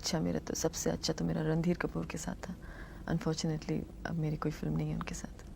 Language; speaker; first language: Hindi; non-native, local second language; Tamil